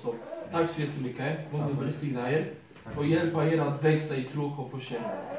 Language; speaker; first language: Swedish; non-native, fluent; Polish